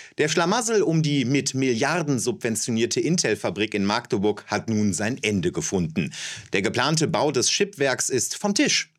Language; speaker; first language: German; native; German